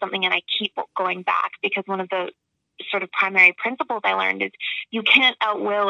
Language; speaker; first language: English; native; English